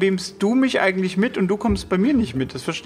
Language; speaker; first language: German; native; German